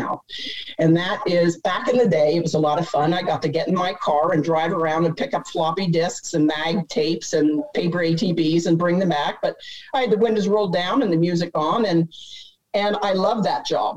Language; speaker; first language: English; native; English